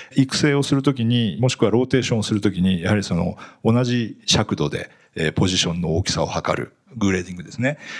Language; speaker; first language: Japanese; native; Japanese